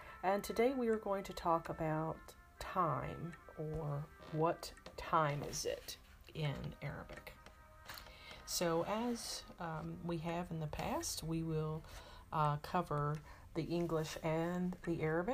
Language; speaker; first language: English; native; English